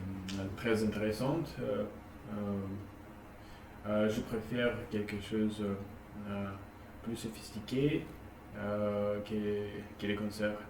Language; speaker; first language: French; non-native, learner; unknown